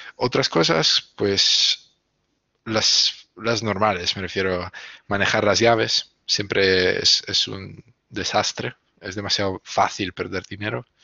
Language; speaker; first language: Spanish; non-native, fluent; Italian